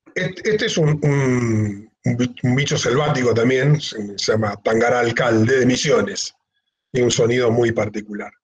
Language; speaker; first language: Spanish; native; Spanish